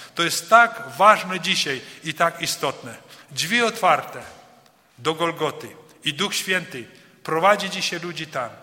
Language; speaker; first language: Polish; early bilingual, heritage; Polish